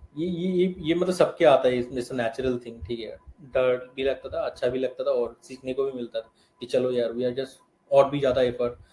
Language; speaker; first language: Hindi; non-native, local second language; Bangla